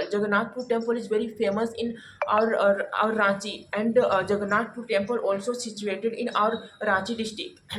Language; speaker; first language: English; non-native, learner; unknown